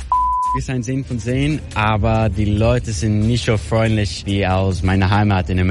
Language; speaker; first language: German; non-native, fluent; English